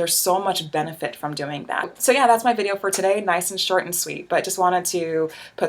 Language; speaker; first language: English; native; English